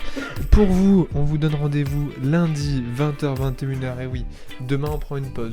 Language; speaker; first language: French; native; French